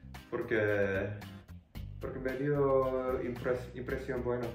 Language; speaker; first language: Spanish; non-native, learner; Korean